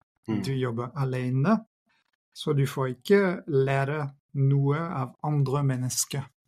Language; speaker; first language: Norwegian; non-native, fluent; French